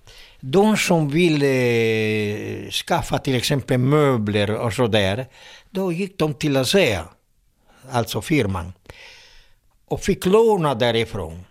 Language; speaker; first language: Swedish; non-native, fluent; Italian